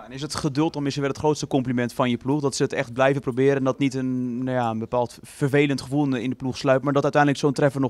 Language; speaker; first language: Dutch; native; Dutch